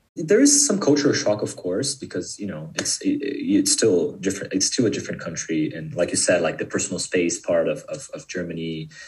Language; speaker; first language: English; non-native, fluent; Portuguese